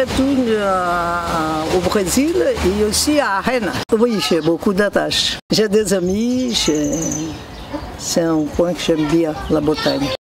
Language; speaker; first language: French; non-native, fluent; Portuguese